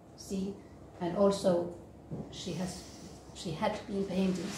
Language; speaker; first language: English; non-native, fluent; Finnish